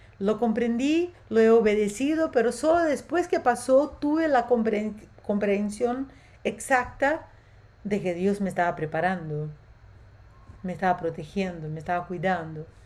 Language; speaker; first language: Spanish; non-native, fluent; Portuguese